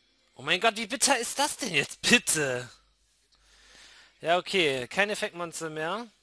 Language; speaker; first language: German; native; German